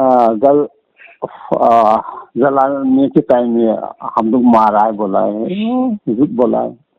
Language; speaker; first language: Hindi; non-native, local second language; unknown